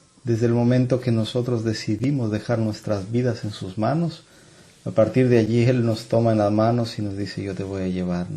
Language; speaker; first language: Spanish; native; Spanish